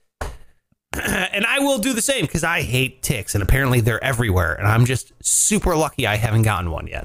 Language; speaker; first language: English; native; English